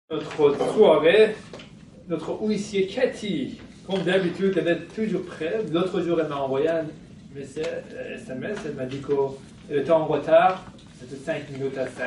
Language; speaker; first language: French; non-native, fluent; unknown